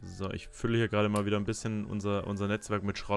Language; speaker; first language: German; native; German